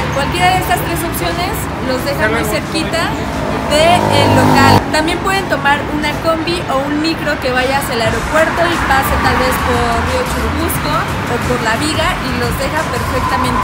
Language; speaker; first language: Spanish; native; Spanish